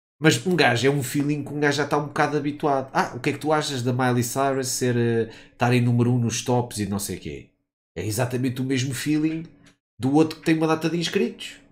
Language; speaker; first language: Portuguese; native; Portuguese